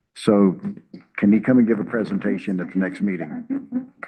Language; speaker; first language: English; native; English